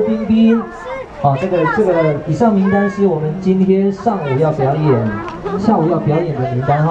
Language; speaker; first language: Chinese; native; Chinese